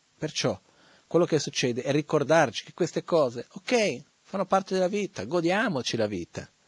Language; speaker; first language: Italian; non-native, fluent; Portuguese